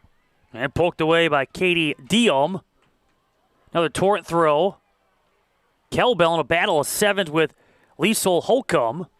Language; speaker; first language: English; native; English